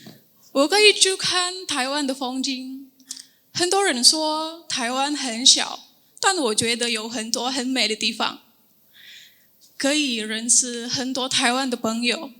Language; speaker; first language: Chinese; non-native, learner; Indonesian